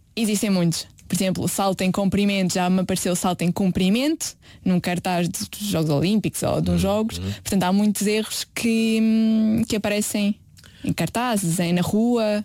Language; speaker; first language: Portuguese; native; Portuguese